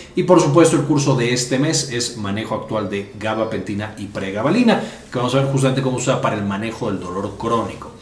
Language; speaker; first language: Spanish; native; Spanish